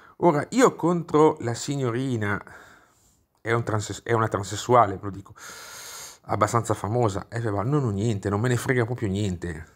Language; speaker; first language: Italian; native; Italian